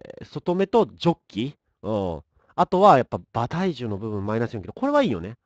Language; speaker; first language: Japanese; native; Japanese